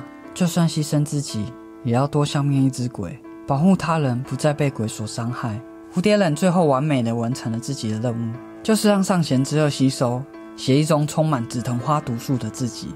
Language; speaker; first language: Chinese; native; Chinese